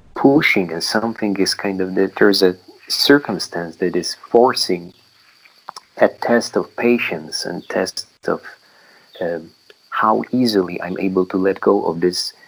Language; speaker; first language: English; non-native, fluent; Polish